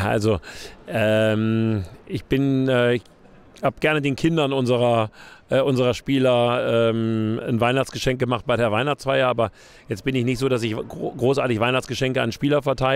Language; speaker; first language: German; native; German